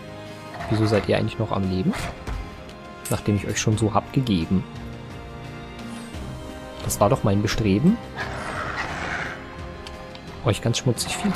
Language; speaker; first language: German; native; German